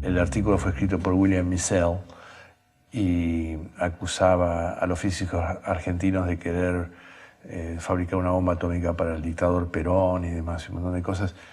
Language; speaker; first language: Spanish; native; Spanish